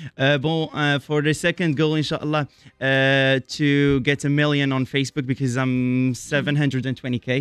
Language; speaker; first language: English; non-native, fluent; Arabic